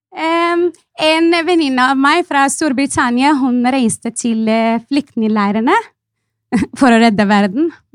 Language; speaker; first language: Norwegian; non-native, fluent; Arabic